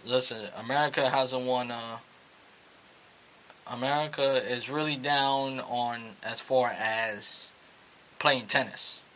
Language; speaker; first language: English; native; English